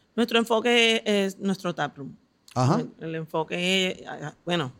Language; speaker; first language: Spanish; native; Spanish